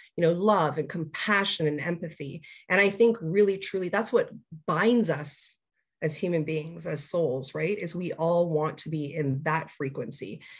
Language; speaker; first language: English; native; English